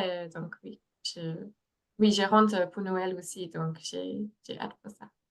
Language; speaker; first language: French; non-native, fluent; English